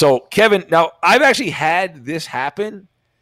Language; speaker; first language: English; native; English